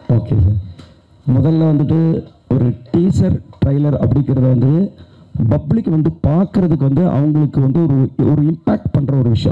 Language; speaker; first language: Tamil; native; Tamil